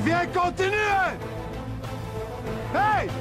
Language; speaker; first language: French; non-native, local second language; Dutch